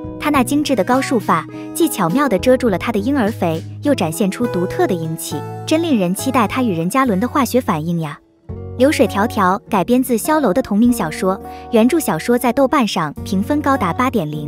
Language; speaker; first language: Chinese; native; Chinese